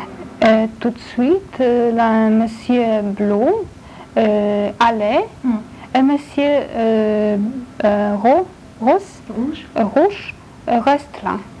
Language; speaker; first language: French; non-native, learner; Polish